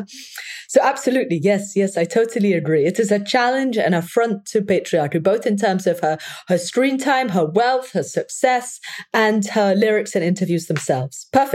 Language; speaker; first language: English; native; English